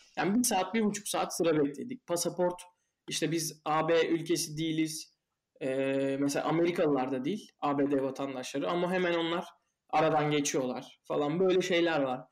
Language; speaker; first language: Turkish; native; Turkish